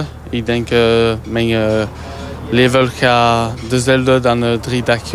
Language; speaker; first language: Dutch; non-native, local second language; French